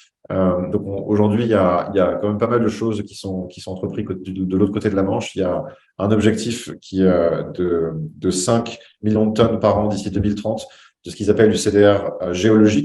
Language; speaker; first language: French; native; French